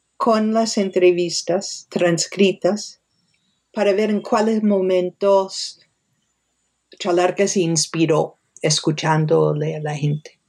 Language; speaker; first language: Spanish; non-native, fluent; English